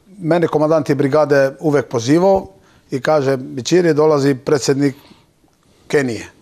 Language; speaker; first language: Bosnian; non-native, local second language; Turkish